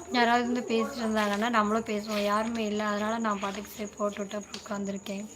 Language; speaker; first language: Tamil; non-native, local second language; Kannada